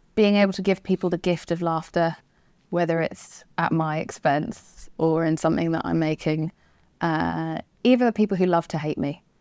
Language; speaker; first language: English; native; English